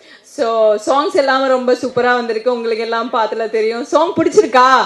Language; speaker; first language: Tamil; non-native, fluent; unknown